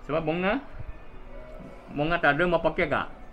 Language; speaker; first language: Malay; non-native, local second language; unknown